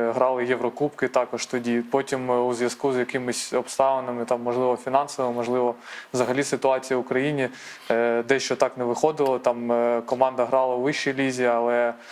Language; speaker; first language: Ukrainian; native; Ukrainian